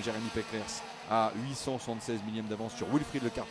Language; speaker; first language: French; native; French